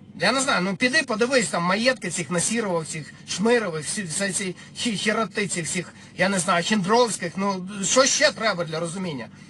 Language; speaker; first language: Ukrainian; non-native, local second language; Russian